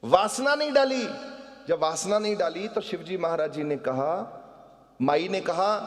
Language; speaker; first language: Hindi; non-native, local second language; Punjabi